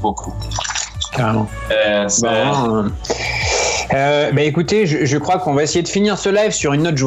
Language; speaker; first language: French; native; French